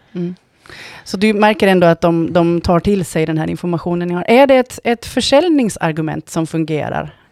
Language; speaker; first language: Swedish; native; Swedish